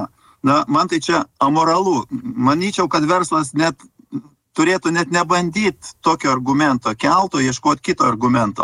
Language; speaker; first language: Lithuanian; native; Lithuanian